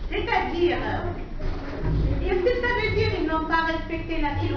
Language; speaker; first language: French; non-native, local second language; Arabic